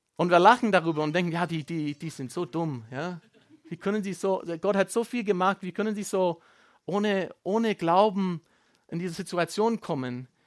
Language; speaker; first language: German; non-native, fluent; Afrikaans